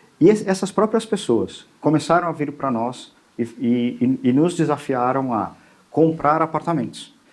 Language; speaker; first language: Portuguese; native; Portuguese